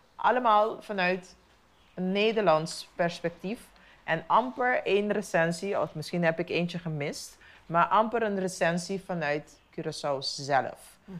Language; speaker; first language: Dutch; non-native, local second language; Papiamento